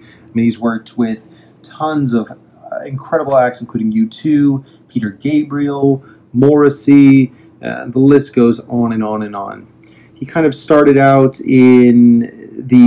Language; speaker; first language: English; native; English